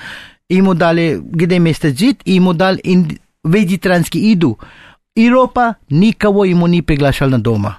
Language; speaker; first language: Russian; non-native, learner; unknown